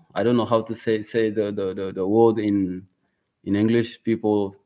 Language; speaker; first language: English; non-native, learner; Wolof